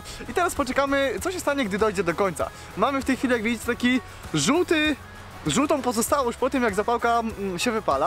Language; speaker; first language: Polish; native; Polish